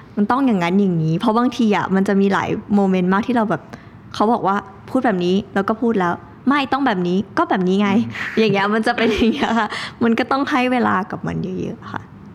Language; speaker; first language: Thai; native; Thai